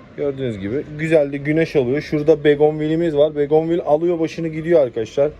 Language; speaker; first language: Turkish; early bilingual, heritage; Turkish